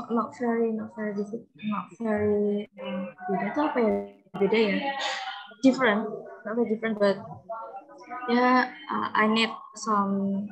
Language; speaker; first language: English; non-native, learner; Indonesian